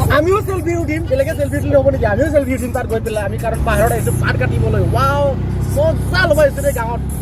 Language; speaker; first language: Assamese; non-native, local second language; Karbi